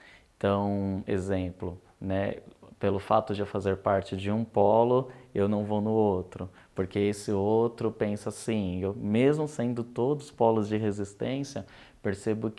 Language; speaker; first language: Portuguese; native; Portuguese